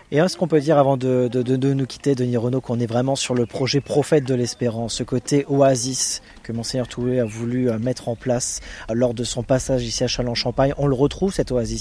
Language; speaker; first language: French; native; French